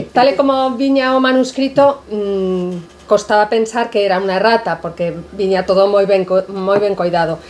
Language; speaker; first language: Galician; non-native, local second language; Spanish